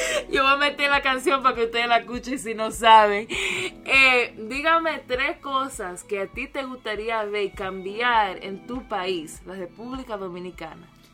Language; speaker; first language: Spanish; early bilingual, other home language; English